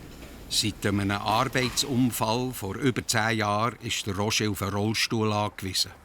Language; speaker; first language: German; native; German